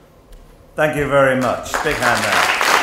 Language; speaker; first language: English; native; English